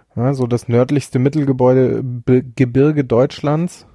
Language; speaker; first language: German; native; German